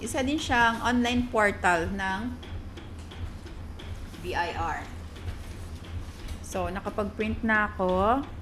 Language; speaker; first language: Filipino; native; Filipino